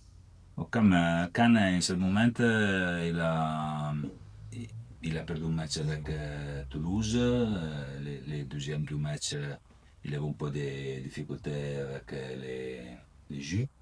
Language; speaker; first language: French; non-native, learner; Italian